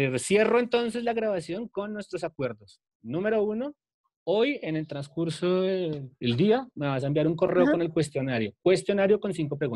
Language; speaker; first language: Spanish; native; Spanish